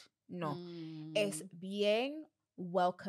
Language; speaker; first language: Spanish; non-native, learner; English